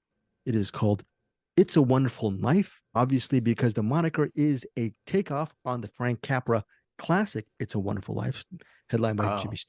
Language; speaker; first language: English; native; English